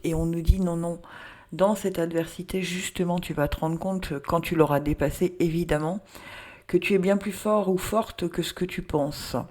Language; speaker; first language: French; native; French